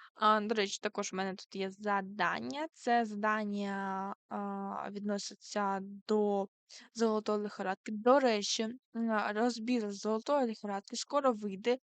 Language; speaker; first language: Ukrainian; non-native, local second language; Russian